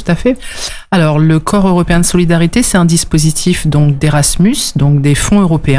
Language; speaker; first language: French; native; French